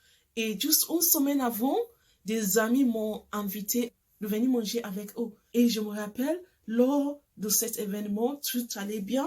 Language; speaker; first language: French; non-native, fluent; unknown